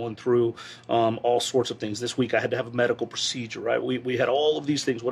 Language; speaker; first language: English; native; English